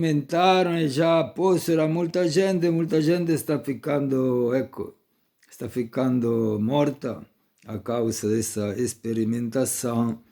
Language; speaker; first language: Portuguese; non-native, fluent; Italian